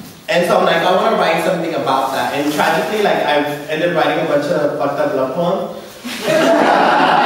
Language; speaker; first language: English; early bilingual, other home language; Spanish